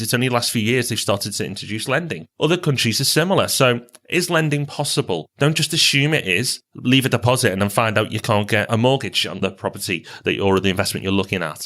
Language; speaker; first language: English; native; English